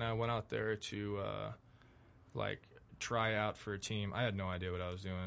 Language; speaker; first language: English; native; English